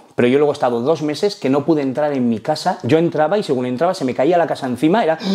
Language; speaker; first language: Spanish; non-native, fluent; Arabic